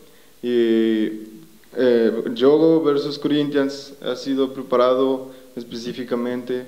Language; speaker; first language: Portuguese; non-native, learner; Spanish